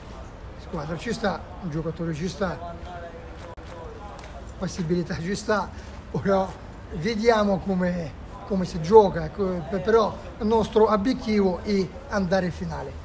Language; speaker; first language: Italian; non-native, learner; Russian